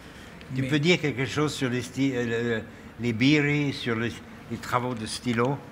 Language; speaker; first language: French; non-native, fluent; German